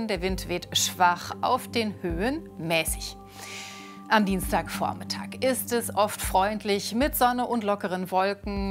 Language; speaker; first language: German; native; German